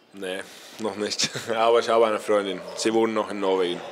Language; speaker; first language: German; non-native, learner; Norwegian